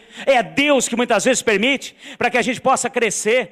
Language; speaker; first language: Portuguese; native; Portuguese